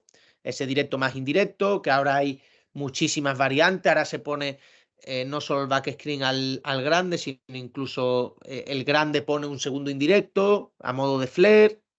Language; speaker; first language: Spanish; native; Spanish